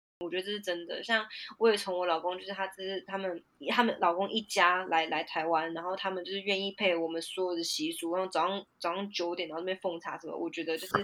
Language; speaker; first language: Chinese; native; Chinese